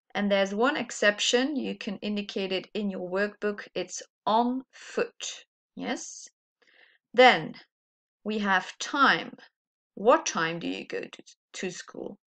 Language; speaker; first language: English; non-native, fluent; Dutch